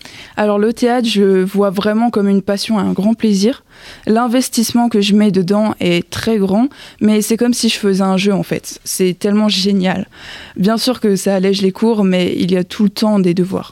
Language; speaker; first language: French; native; French